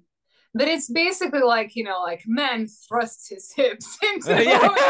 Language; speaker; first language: English; non-native, fluent; Croatian